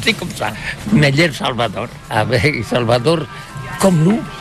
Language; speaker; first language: French; non-native, learner; Catalan